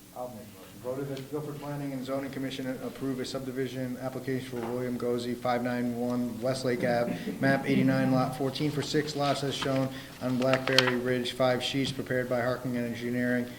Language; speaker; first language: English; native; English